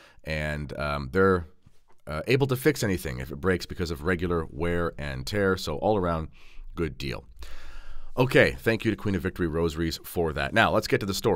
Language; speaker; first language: English; native; English